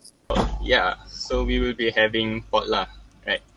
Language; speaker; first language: English; non-native, local second language; Malay